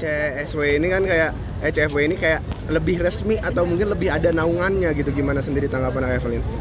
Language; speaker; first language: Indonesian; native; Indonesian